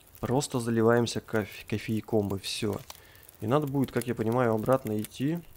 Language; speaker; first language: Russian; native; Russian